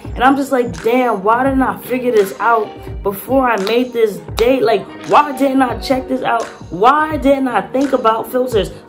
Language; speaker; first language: English; native; English